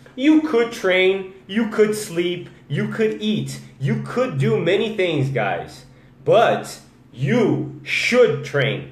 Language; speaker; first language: English; non-native, fluent; Portuguese